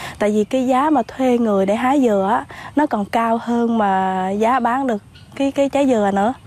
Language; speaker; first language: Vietnamese; non-native, local second language; Khmer